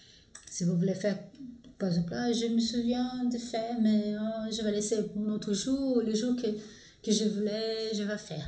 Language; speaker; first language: French; non-native, fluent; Portuguese